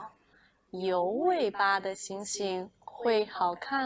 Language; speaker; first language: Chinese; non-native, fluent; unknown